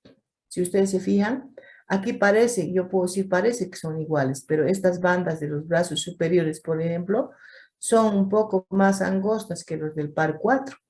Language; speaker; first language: Spanish; native; Spanish